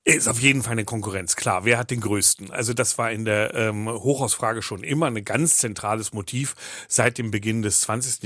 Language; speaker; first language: German; native; German